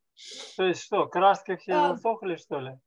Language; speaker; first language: Russian; native; Russian